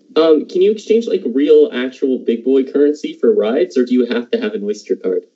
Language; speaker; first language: English; native; English